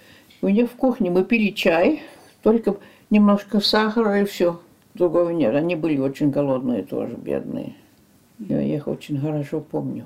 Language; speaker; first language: Russian; early bilingual, heritage; French